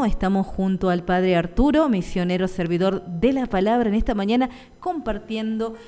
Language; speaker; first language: Spanish; native; Spanish